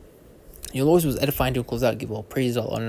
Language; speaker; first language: English; native; English